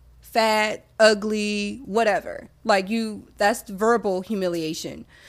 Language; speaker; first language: English; native; English